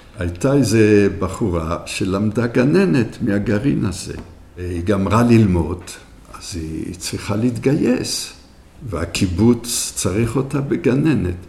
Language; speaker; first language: Hebrew; early bilingual, other home language; French